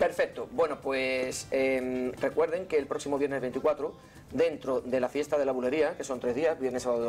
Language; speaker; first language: Spanish; native; Spanish